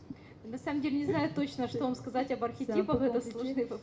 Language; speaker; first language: Russian; native; Russian